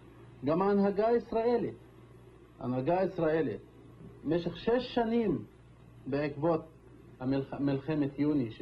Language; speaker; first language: Hebrew; non-native, local second language; Arabic